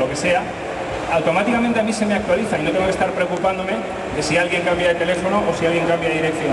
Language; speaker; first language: Spanish; native; Spanish